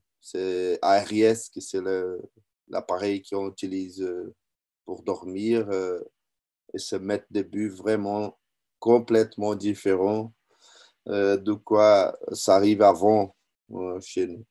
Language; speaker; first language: French; non-native, learner; Portuguese